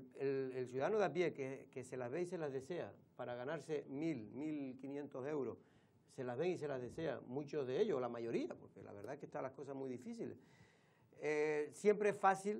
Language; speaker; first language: Spanish; native; Spanish